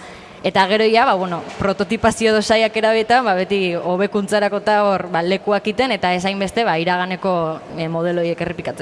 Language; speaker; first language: Basque; native; Basque